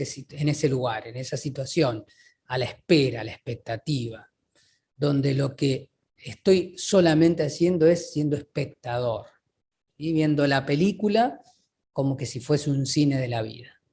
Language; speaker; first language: Spanish; native; Spanish